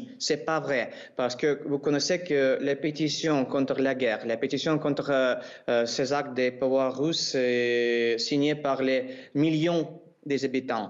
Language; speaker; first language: French; non-native, learner; Russian